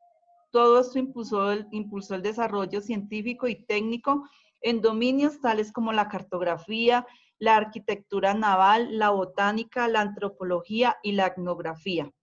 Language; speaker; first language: Spanish; native; Spanish